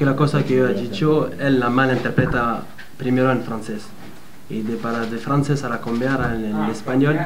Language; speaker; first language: Spanish; non-native, learner; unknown